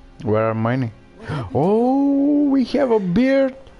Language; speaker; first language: English; non-native, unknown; Bulgarian